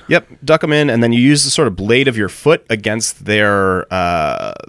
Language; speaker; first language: English; native; English